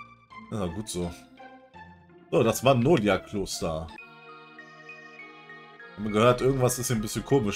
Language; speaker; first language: German; native; German